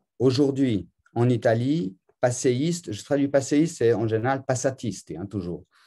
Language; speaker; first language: French; native; French